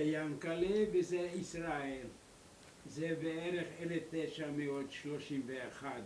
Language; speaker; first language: Hebrew; non-native, learner; German